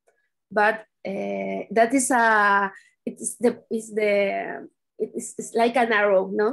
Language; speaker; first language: English; non-native, learner; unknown